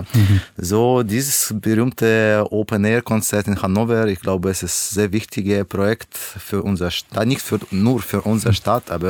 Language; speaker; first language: German; non-native, learner; Russian